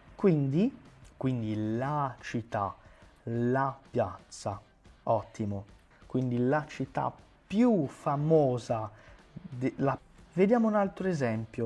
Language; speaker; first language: Italian; non-native, fluent; Portuguese